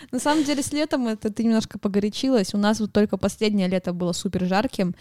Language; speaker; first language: Russian; native; Russian